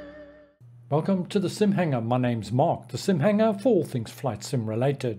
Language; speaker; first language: English; native; English